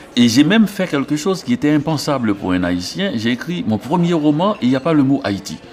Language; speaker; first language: French; non-native, local second language; Haitian Creole